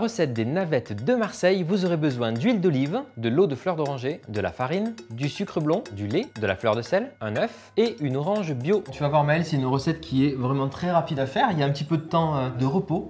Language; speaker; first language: French; native; French